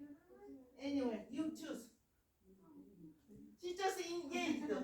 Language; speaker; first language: English; non-native, learner; Korean